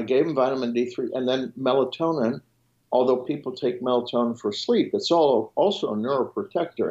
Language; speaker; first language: English; non-native, fluent; French